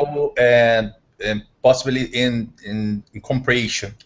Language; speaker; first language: English; non-native, learner; Portuguese